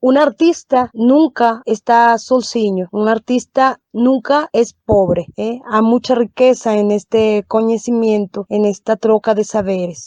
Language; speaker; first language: Portuguese; non-native, learner; Spanish